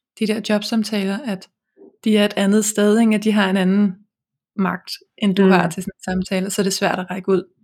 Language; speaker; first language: Danish; native; Danish